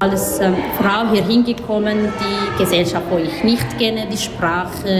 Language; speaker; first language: German; non-native, learner; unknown